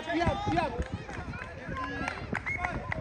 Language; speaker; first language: Danish; native; Danish